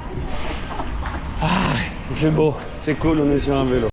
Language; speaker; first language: French; native; French